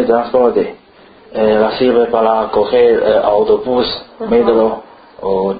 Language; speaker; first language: Spanish; non-native, learner; Chinese